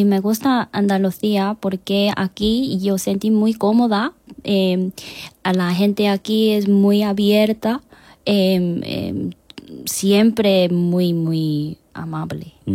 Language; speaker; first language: Spanish; non-native, learner; Korean